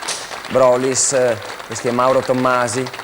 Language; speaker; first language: Italian; native; Italian